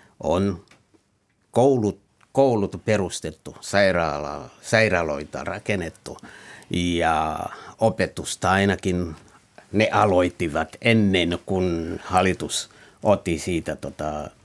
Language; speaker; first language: Finnish; non-native, fluent; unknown